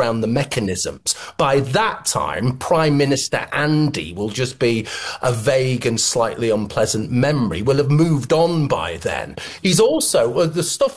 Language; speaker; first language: English; native; English